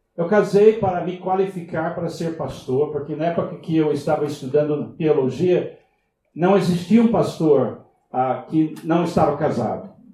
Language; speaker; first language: Portuguese; non-native, fluent; English